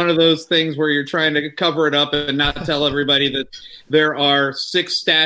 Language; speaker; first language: English; native; English